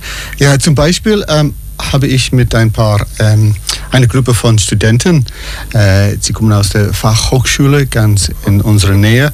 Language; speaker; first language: German; non-native, fluent; English